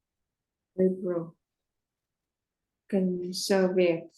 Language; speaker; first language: English; non-native, learner; Vietnamese